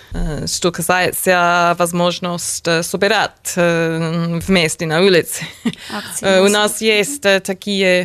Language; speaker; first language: Russian; non-native, learner; English